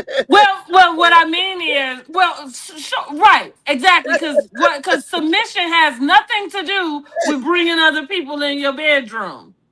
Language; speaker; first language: English; native; English